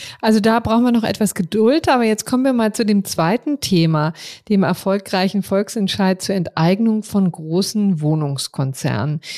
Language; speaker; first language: German; native; German